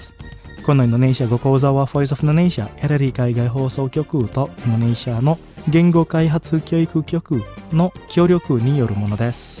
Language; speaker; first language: Japanese; non-native, fluent; Indonesian